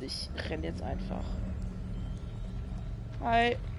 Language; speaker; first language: German; native; German